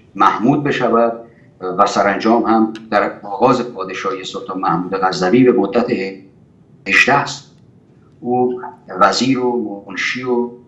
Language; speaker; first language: Persian; native; Persian